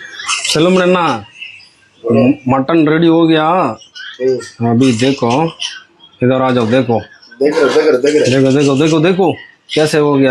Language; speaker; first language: Hindi; non-native, local second language; Tamil